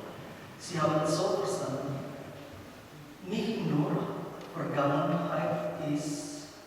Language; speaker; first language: German; non-native, learner; Indonesian